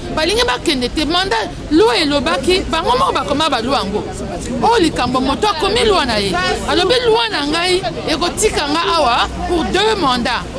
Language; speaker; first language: French; non-native, local second language; Lingala